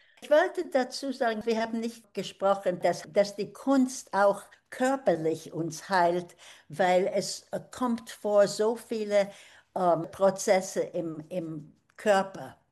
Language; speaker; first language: German; early bilingual, heritage; German